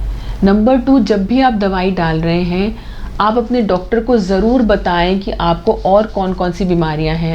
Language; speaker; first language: Hindi; native; Hindi